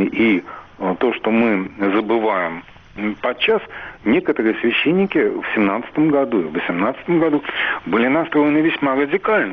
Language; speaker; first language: Russian; native; Russian